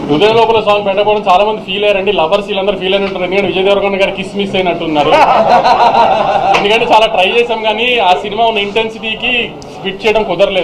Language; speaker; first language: Telugu; native; Telugu